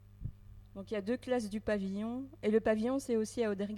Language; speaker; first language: French; native; French